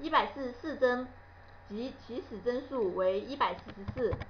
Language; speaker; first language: Chinese; native; Chinese